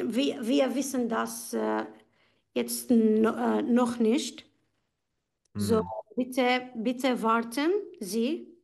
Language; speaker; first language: German; non-native, fluent; Arabic